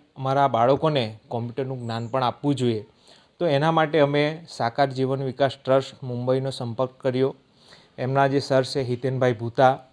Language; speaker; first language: Gujarati; native; Gujarati